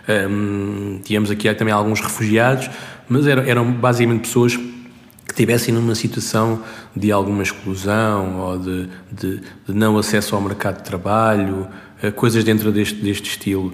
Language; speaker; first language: Portuguese; native; Portuguese